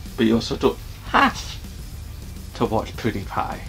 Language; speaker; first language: English; native; English